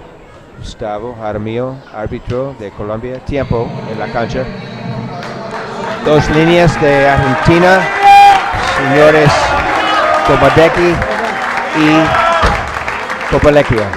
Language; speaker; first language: Spanish; non-native, learner; English